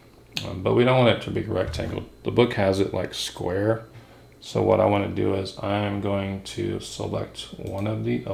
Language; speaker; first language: English; native; English